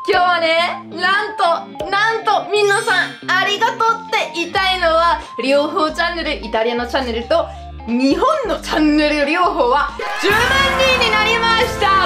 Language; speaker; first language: Japanese; non-native, fluent; Italian